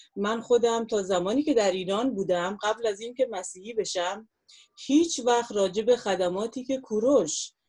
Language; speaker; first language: Persian; non-native, local second language; Kurdish